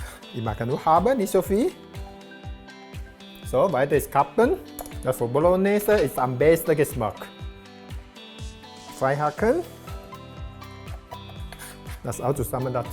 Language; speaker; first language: German; non-native, learner; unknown